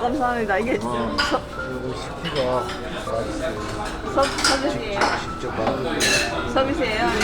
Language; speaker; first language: Korean; non-native, learner; Filipino